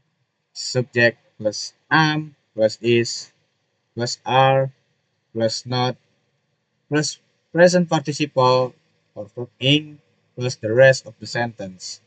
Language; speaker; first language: English; non-native, learner; Indonesian